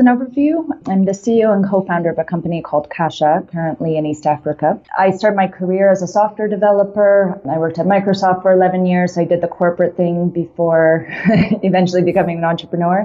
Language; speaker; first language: English; native; English